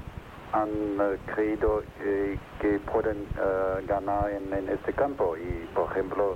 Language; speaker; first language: Spanish; non-native, fluent; German